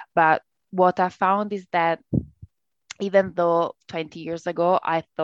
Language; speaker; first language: English; non-native, fluent; Italian